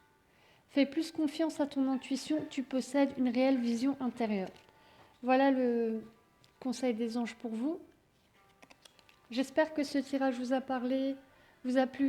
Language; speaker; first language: French; native; French